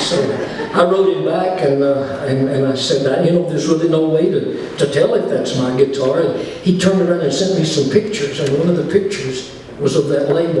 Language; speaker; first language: English; native; English